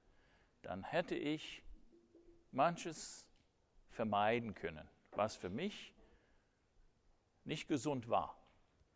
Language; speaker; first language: German; non-native, fluent; English